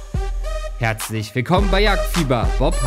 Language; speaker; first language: German; native; German